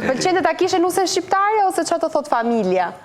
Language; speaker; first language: Albanian; native; Albanian